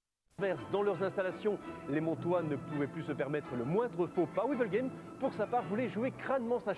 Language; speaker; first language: French; native; French